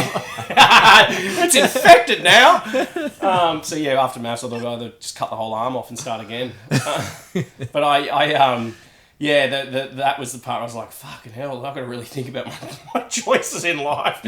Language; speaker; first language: English; native; English